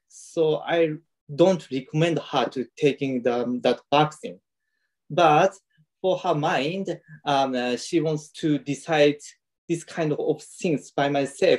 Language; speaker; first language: English; non-native, learner; Japanese